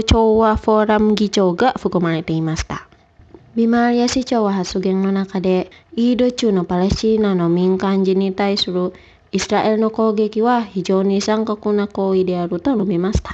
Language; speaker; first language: Japanese; non-native, fluent; Indonesian